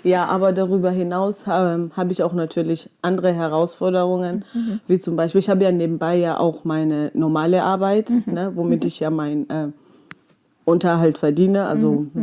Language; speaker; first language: German; early bilingual, other home language; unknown